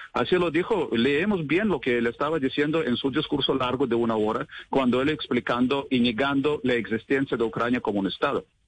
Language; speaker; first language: Spanish; non-native, fluent; Russian